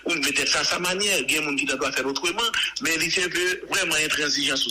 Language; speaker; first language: French; non-native, local second language; Haitian Creole